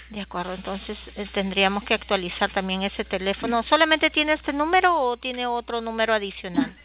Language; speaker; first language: Spanish; native; Spanish